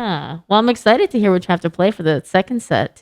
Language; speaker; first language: English; native; English